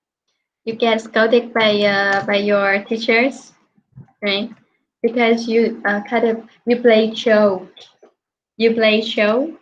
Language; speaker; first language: English; non-native, fluent; Vietnamese